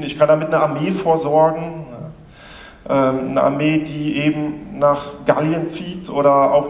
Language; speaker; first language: German; native; German